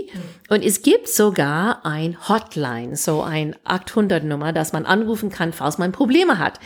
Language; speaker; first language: German; non-native, fluent; English